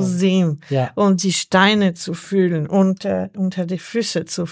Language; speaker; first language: German; non-native, learner; French